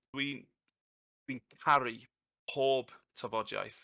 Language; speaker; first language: Welsh; non-native, fluent; English